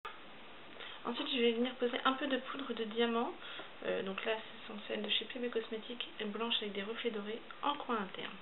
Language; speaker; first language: French; native; French